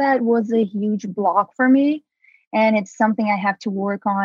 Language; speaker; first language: English; non-native, fluent; Portuguese